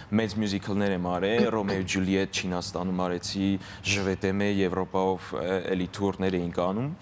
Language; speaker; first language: Armenian; early bilingual, heritage; Armenian